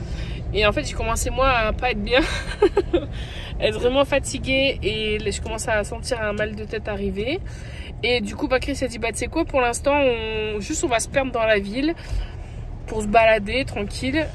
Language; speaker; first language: French; native; French